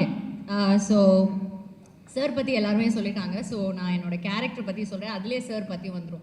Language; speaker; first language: Tamil; native; Tamil